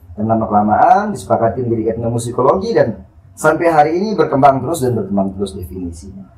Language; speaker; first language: Indonesian; non-native, local second language; Sasak